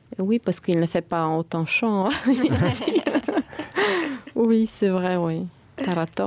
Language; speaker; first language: French; non-native, fluent; Bulgarian